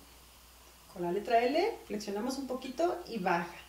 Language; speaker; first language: Spanish; native; Spanish